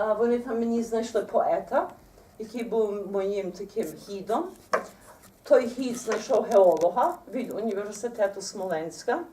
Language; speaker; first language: Ukrainian; early bilingual, heritage; Ukrainian